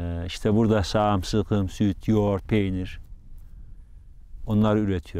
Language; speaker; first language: Turkish; native; Turkish